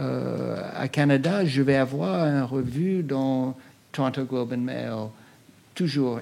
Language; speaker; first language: French; non-native, fluent; English